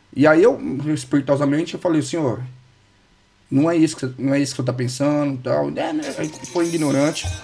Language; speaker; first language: Portuguese; native; Portuguese